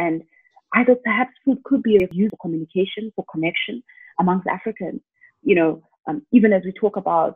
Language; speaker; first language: English; non-native, local second language; Xhosa